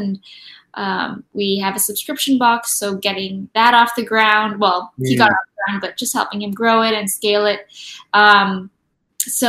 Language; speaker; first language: English; non-native, local second language; Filipino